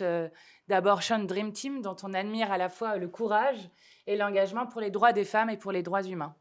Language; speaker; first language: French; native; French